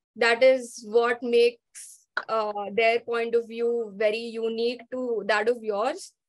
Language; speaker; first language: English; non-native, local second language; Marathi